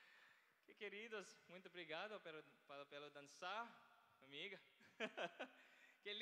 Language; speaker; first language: Portuguese; non-native, learner; Filipino